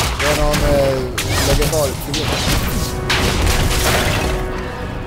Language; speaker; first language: Swedish; native; Swedish